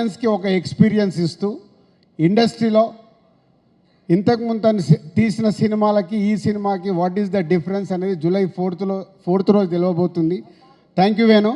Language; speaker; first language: Telugu; native; Telugu